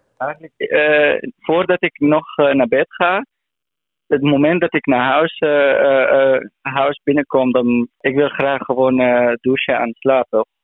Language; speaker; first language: Dutch; non-native, learner; Arabic